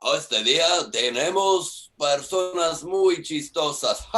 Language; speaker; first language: Spanish; non-native, learner; English